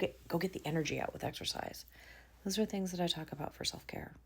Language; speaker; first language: English; native; English